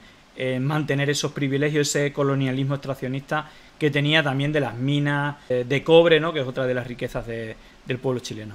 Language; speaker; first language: Spanish; native; Spanish